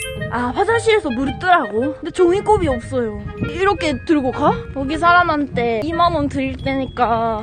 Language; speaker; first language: Korean; non-native, fluent; Japanese